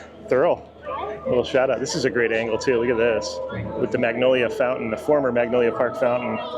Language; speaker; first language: English; native; English